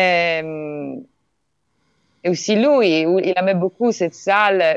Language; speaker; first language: French; non-native, learner; Italian